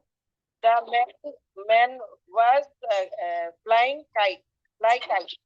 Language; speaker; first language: English; non-native, learner; Bangla